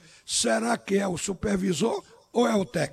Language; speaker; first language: Portuguese; native; Portuguese